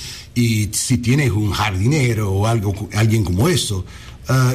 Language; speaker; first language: Spanish; early bilingual, heritage; English